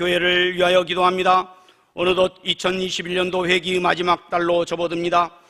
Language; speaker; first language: Korean; native; Korean